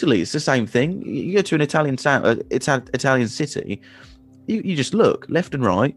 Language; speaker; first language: English; native; English